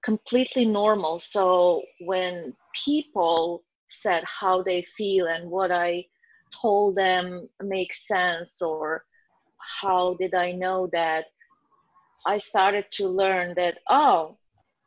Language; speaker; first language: English; non-native, fluent; Croatian